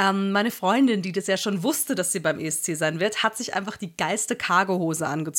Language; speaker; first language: German; native; German